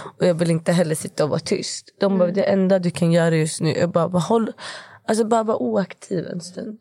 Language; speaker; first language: Swedish; early bilingual, other home language; Kurdish